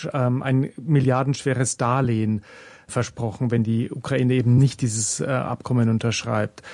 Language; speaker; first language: German; native; German